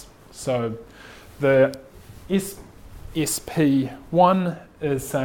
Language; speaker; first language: English; native; English